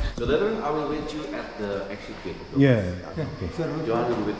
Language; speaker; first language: English; non-native, learner; Indonesian